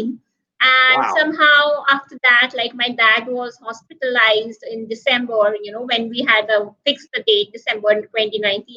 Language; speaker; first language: English; non-native, local second language; Hindi